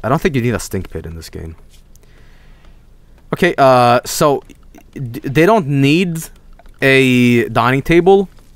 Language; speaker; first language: English; non-native, fluent; Swedish